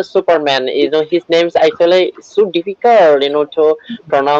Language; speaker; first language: English; non-native, learner; Bangla